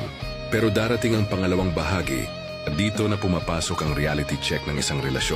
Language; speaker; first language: Filipino; native; Filipino